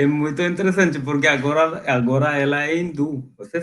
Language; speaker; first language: Portuguese; non-native, fluent; Hindi